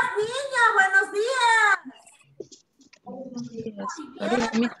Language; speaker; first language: Spanish; native; Spanish